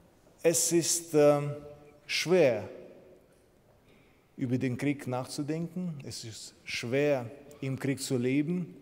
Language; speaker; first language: German; non-native, fluent; Ukrainian